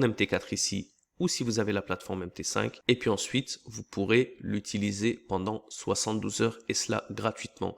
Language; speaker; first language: French; native; French